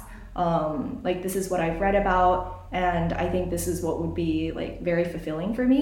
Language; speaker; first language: English; native; English